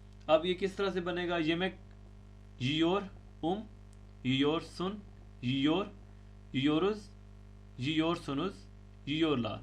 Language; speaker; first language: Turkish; non-native, fluent; Urdu